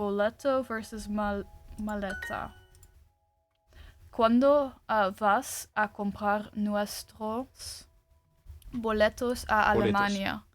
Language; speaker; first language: Spanish; non-native, learner; English